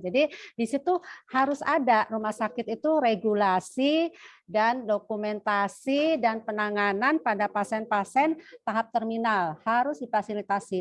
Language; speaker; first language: Indonesian; native; Indonesian